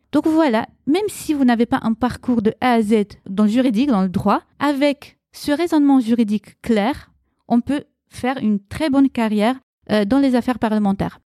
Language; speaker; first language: French; early bilingual, other home language; Romanian